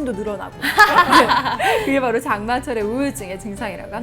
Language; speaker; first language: Korean; native; Korean